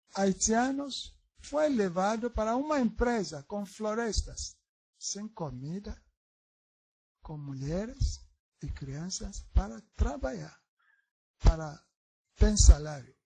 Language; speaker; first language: Portuguese; non-native, learner; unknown